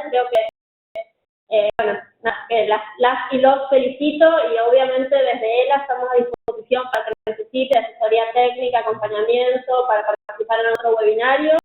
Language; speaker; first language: Spanish; native; Spanish